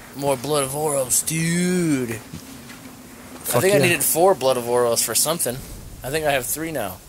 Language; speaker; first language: English; native; English